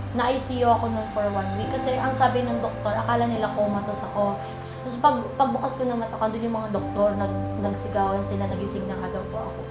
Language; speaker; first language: Filipino; non-native, local second language; Bikol